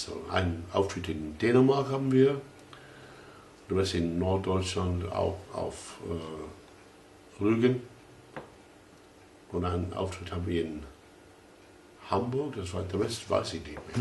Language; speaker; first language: German; non-native, fluent; English